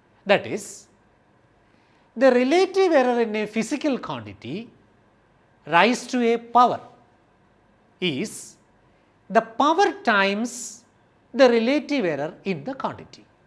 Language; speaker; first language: English; non-native, local second language; Malayalam